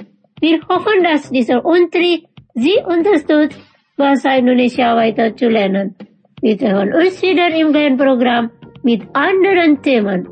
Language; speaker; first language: German; non-native, fluent; Indonesian